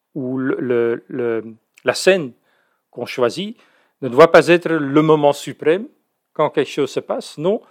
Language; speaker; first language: French; native; French